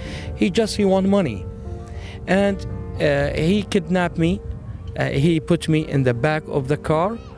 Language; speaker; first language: English; non-native, learner; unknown